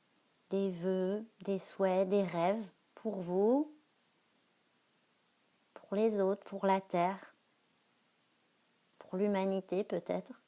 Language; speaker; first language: French; native; French